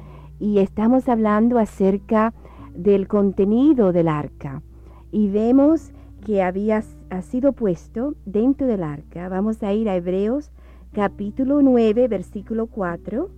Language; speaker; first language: Spanish; native; Spanish